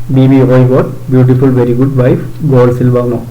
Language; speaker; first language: English; non-native, local second language; Malayalam